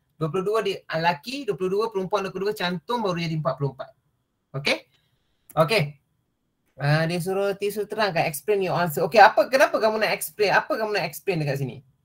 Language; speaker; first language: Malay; non-native, local second language; Tamil